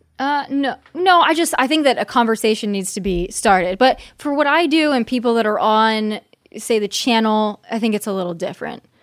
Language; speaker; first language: English; native; English